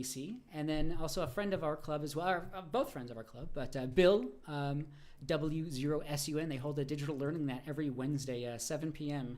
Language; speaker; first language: English; native; English